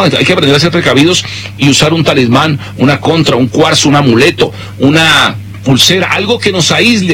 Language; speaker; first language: Spanish; native; Spanish